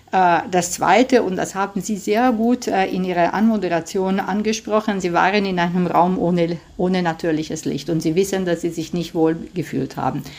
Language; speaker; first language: German; non-native, fluent; Romanian